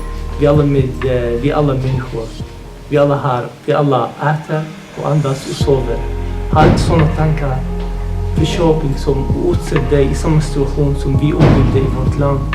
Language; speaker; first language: Swedish; non-native, fluent; Arabic